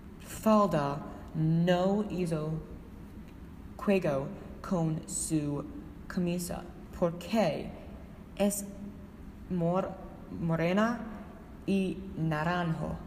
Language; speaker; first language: Spanish; non-native, learner; English